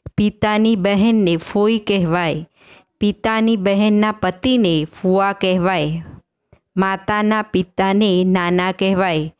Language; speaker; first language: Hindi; non-native, local second language; Gujarati